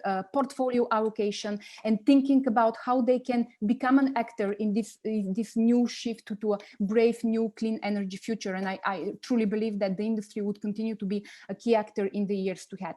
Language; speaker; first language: English; non-native, fluent; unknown